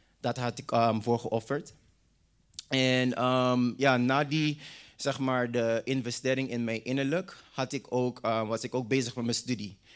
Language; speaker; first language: Dutch; non-native, local second language; English